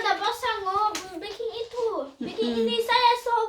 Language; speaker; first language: Indonesian; early bilingual, heritage; Indonesian